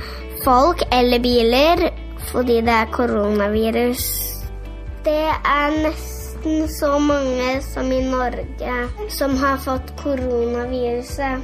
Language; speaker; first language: Norwegian; early bilingual, heritage; Norwegian